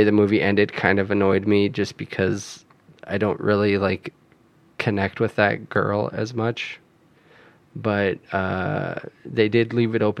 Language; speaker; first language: English; native; English